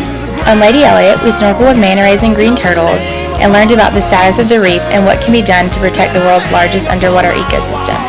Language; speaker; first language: English; native; English